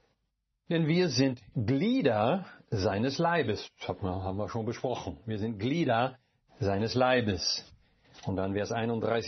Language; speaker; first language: German; non-native, fluent; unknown